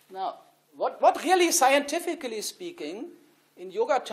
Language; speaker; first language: English; non-native, fluent; German